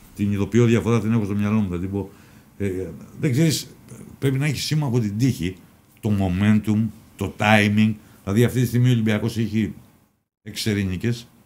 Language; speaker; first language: Greek; native; Greek